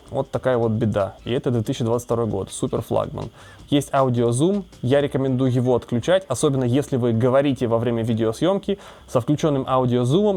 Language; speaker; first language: Russian; native; Russian